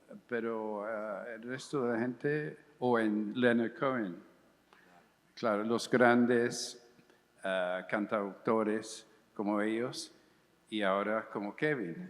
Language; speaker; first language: Spanish; early bilingual, heritage; English